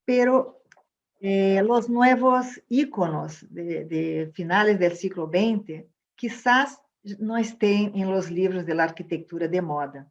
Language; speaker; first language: Spanish; non-native, fluent; Portuguese